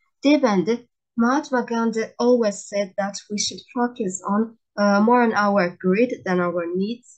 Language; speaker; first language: English; non-native, fluent; Azerbaijani